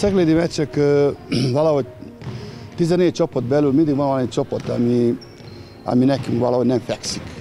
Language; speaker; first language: Hungarian; non-native, fluent; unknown